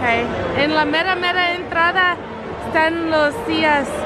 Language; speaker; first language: Spanish; early bilingual, heritage; English